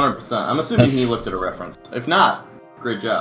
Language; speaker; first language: English; native; English